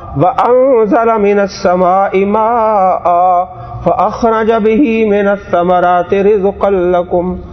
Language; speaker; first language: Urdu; non-native, local second language; Punjabi